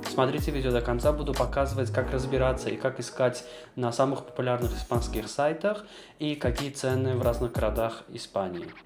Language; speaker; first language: Russian; non-native, local second language; Azerbaijani